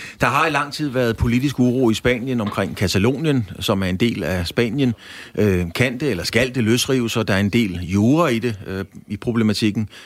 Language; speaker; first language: Danish; native; Danish